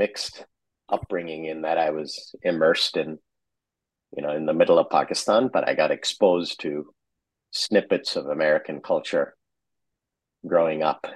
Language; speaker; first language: English; non-native, local second language; Urdu